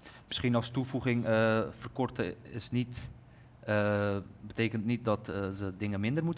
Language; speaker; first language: Dutch; native; Dutch